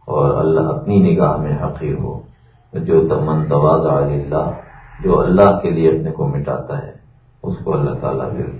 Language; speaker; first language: Urdu; native; Urdu